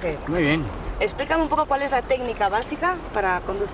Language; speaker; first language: Spanish; native; Spanish